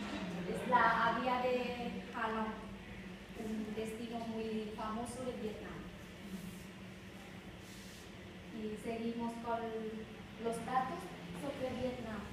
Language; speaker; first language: Spanish; non-native, learner; Vietnamese